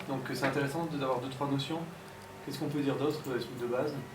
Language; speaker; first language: French; native; French